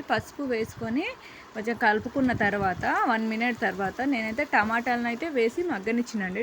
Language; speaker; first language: Telugu; non-native, local second language; Lambadi